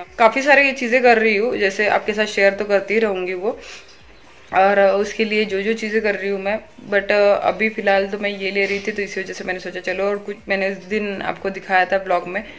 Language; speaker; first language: Hindi; native; Hindi